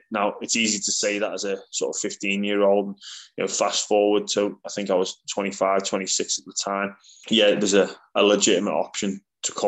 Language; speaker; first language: English; native; English